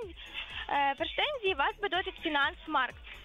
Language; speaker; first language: German; non-native, learner; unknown